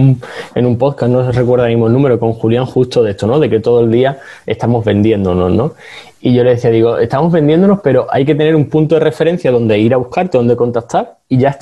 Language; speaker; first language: Spanish; native; Spanish